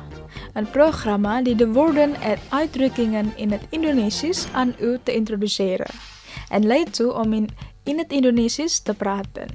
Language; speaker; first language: Dutch; non-native, learner; Indonesian